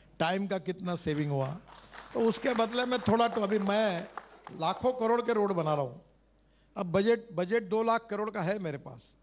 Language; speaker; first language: Hindi; non-native, local second language; Marathi